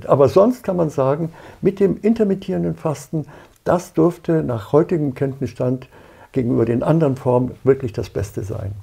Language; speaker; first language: German; native; German